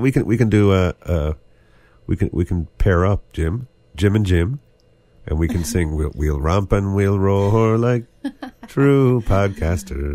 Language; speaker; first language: English; native; English